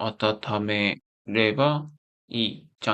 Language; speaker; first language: Japanese; non-native, learner; Korean